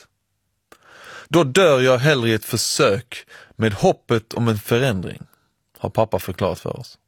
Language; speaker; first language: Swedish; early bilingual, other home language; Persian